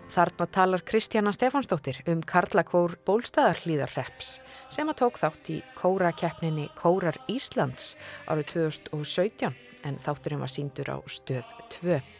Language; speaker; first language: Icelandic; native; Icelandic